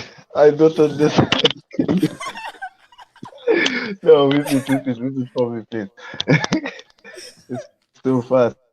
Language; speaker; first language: English; non-native, learner; French